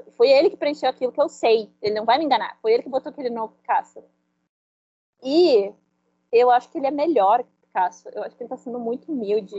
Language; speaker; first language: Portuguese; non-native, fluent; Spanish